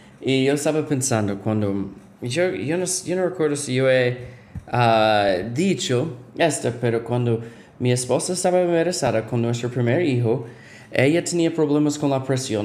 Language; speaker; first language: Spanish; non-native, fluent; English